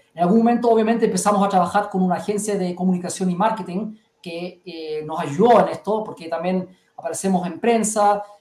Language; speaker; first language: Spanish; early bilingual, heritage; German